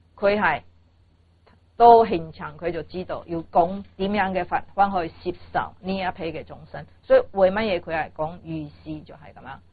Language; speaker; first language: Cantonese; non-native, fluent; Chinese